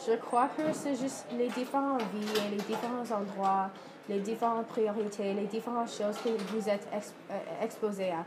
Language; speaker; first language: French; non-native, learner; English